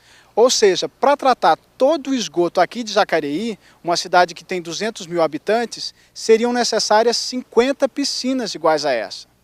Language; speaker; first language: Portuguese; native; Portuguese